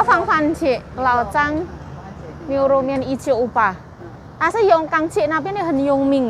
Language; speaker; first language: Chinese; non-native, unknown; Indonesian